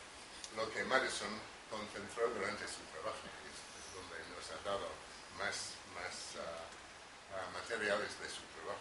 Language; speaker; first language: Spanish; non-native, fluent; English